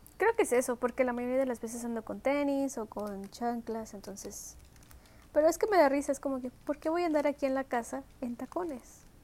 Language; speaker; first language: Spanish; early bilingual, heritage; Spanish